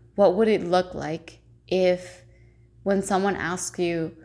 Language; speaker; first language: English; non-native, fluent; Spanish